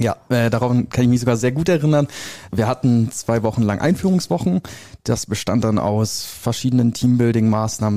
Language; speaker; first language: German; native; German